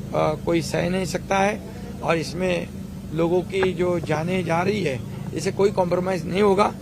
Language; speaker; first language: Hindi; non-native, local second language; Marathi